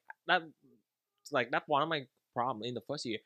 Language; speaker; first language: English; non-native, learner; Vietnamese